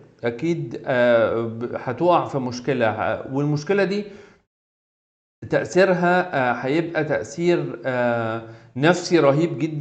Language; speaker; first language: Arabic; native; Arabic